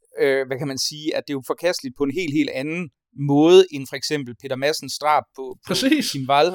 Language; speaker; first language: Danish; native; Danish